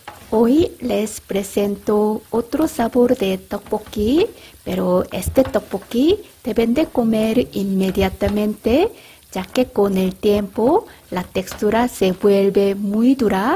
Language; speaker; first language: Spanish; non-native, fluent; Korean